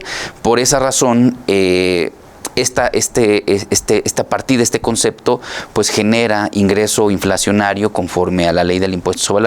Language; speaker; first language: Spanish; native; Spanish